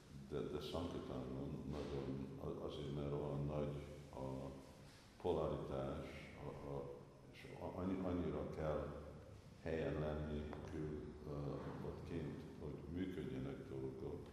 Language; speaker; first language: Hungarian; non-native, fluent; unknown